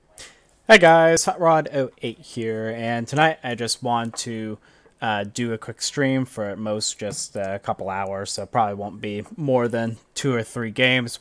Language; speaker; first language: English; native; English